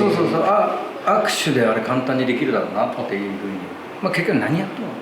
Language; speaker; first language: Japanese; native; Japanese